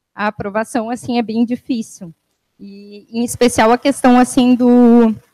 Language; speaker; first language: Portuguese; native; Portuguese